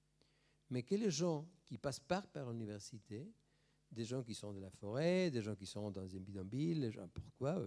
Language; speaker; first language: French; non-native, fluent; Spanish